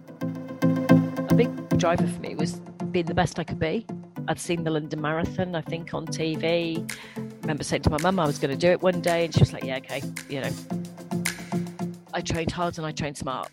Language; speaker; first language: English; native; English